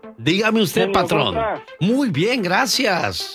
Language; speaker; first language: Spanish; native; Spanish